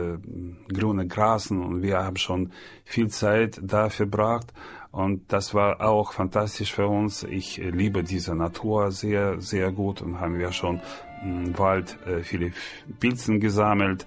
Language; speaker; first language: German; non-native, learner; Russian